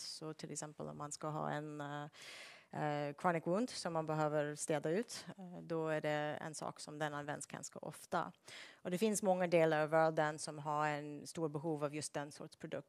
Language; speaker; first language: Swedish; non-native, fluent; English